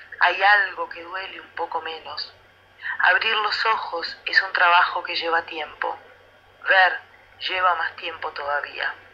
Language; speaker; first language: Spanish; native; Spanish